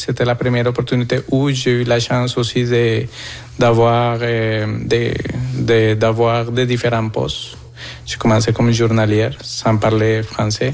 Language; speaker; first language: French; non-native, fluent; Spanish